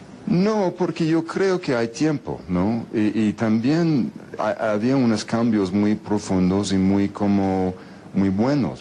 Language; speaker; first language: Spanish; non-native, fluent; English